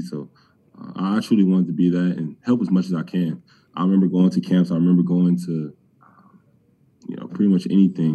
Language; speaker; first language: English; native; English